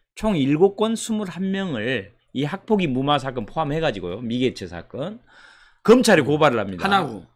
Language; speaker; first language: Korean; native; Korean